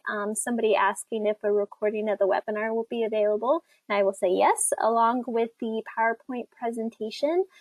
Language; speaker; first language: English; native; English